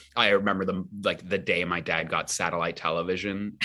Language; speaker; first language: English; early bilingual, other home language; Spanish